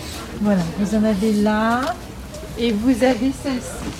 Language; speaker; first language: French; native; French